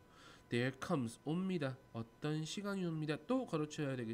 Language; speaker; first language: Korean; native; Korean